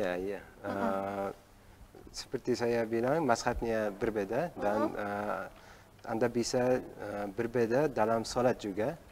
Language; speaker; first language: Indonesian; non-native, learner; Uzbek